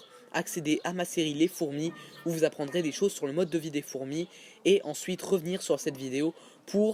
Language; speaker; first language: French; native; French